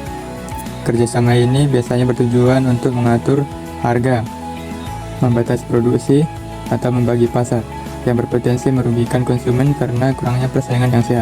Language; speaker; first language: Indonesian; native; Indonesian